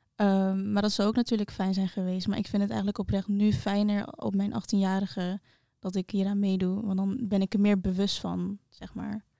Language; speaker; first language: Dutch; native; Dutch